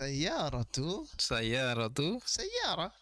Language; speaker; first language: Arabic; non-native, fluent; Indonesian